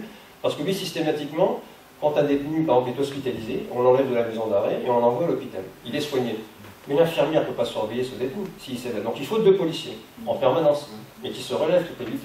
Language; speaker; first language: French; native; French